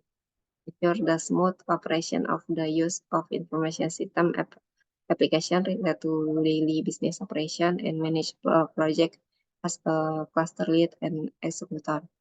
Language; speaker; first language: English; non-native, learner; Indonesian